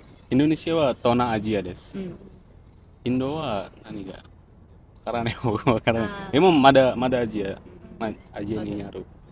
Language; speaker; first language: Japanese; non-native, learner; Indonesian